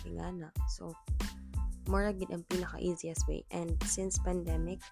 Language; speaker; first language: English; non-native, local second language; Cebuano